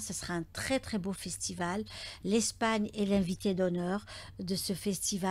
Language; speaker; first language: French; native; French